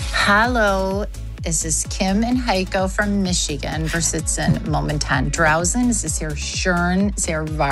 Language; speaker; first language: German; non-native, learner; English